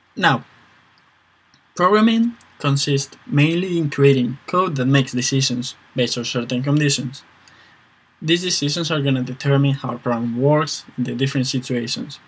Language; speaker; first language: English; non-native, fluent; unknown